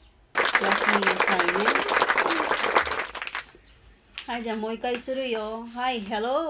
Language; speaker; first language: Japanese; non-native, fluent; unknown